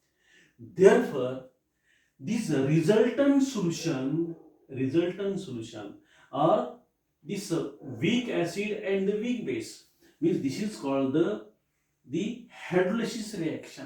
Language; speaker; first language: English; non-native, local second language; Marathi